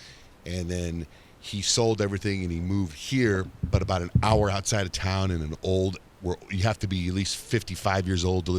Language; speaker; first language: English; native; English